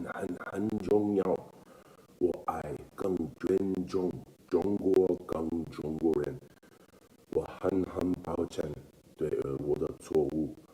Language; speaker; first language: Chinese; non-native, learner; English